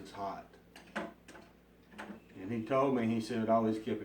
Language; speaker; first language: English; native; English